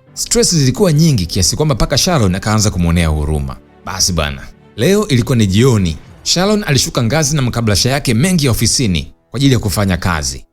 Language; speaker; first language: Swahili; native; Swahili